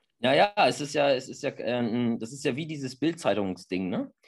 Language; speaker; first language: German; native; German